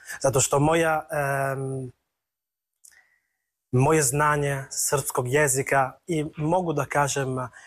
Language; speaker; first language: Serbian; non-native, fluent; Italian